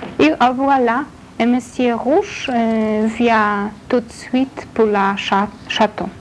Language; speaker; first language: French; non-native, learner; Polish